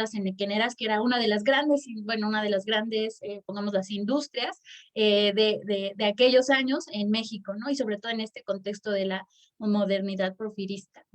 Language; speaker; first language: Spanish; native; Spanish